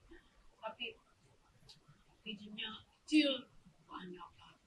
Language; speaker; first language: Indonesian; non-native, learner; Russian